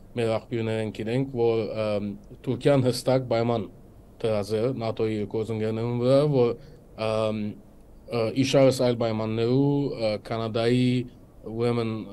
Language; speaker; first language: Armenian; native; Armenian